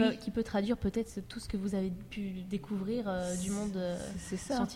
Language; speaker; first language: French; native; French